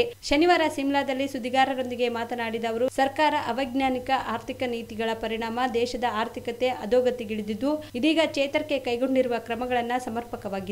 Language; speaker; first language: Kannada; native; Kannada